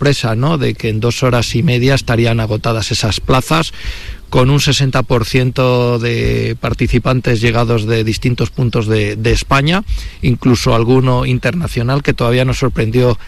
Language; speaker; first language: Spanish; native; Spanish